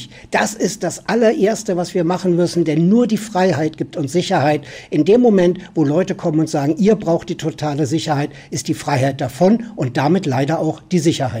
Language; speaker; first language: German; native; German